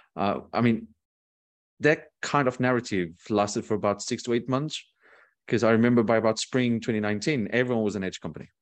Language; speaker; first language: English; non-native, fluent; Portuguese